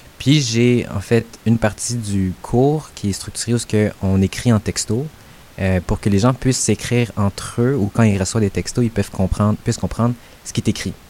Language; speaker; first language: French; native; French